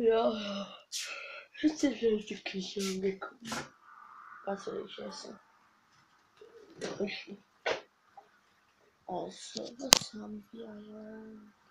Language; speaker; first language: German; early bilingual, other home language; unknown